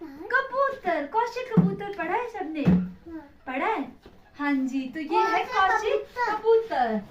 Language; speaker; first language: Hindi; native; Hindi